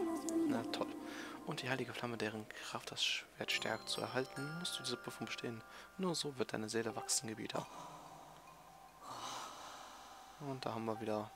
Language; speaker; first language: German; native; German